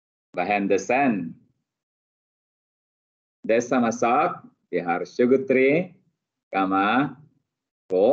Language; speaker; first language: Swedish; non-native, fluent; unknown